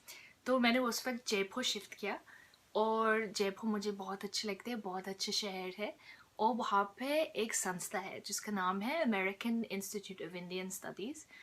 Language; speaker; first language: Hindi; non-native, fluent; English